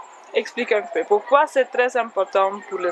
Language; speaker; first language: French; non-native, fluent; German